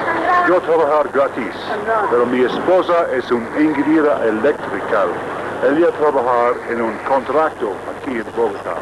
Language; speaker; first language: Spanish; non-native, learner; English